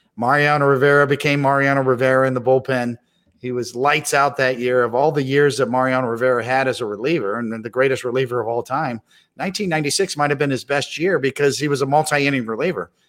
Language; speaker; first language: English; native; English